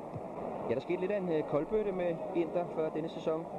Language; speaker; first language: Danish; native; Danish